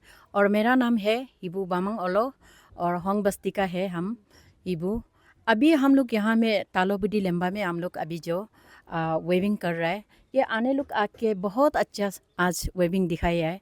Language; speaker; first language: Hindi; non-native, local second language; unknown